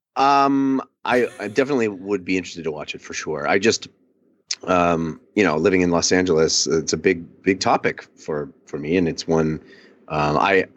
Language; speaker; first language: English; early bilingual, other home language; Italian